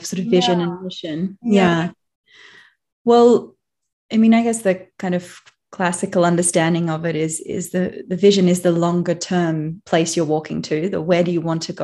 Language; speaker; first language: English; native; English